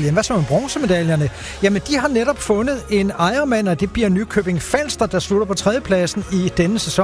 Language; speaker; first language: Danish; native; Danish